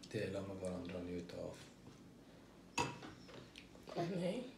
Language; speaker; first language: Swedish; non-native, fluent; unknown